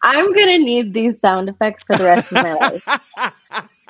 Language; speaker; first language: English; native; English